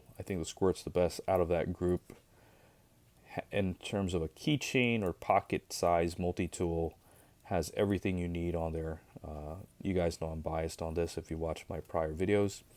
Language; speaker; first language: English; native; English